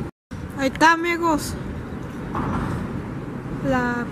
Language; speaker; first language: Spanish; early bilingual, heritage; Spanish